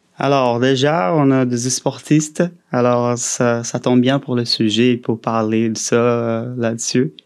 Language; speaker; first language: French; non-native, fluent; Portuguese